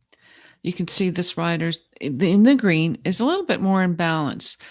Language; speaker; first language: English; native; English